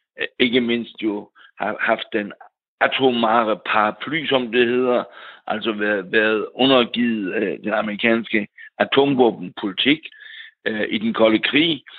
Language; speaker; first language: Danish; non-native, local second language; German